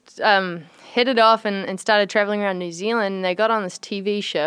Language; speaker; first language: English; native; English